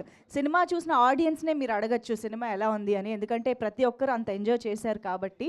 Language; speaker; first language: Telugu; native; Telugu